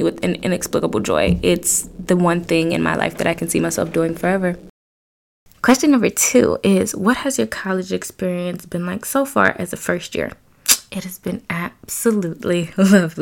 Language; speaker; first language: English; native; English